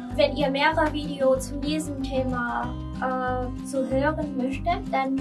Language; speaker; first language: German; non-native, learner; Vietnamese